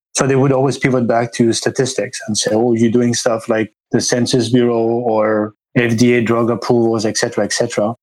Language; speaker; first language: English; non-native, fluent; French